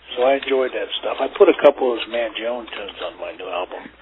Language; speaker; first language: English; native; English